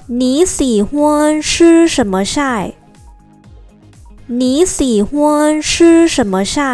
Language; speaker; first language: Chinese; non-native, fluent; Thai